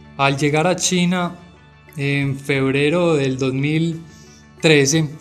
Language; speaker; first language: Spanish; native; Spanish